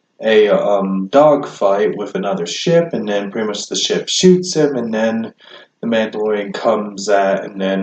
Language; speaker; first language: English; native; English